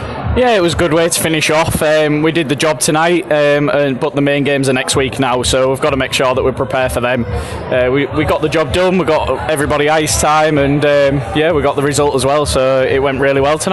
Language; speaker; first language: English; native; English